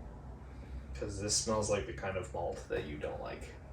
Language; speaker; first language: English; native; English